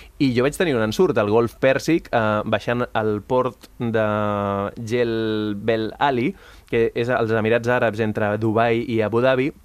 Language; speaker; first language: Catalan; early bilingual, other home language; Spanish